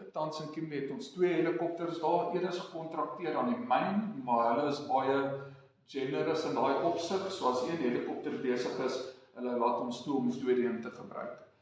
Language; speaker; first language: Afrikaans; non-native, local second language; English